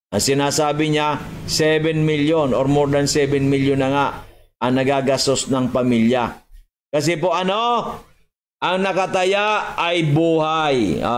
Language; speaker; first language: Filipino; native; Filipino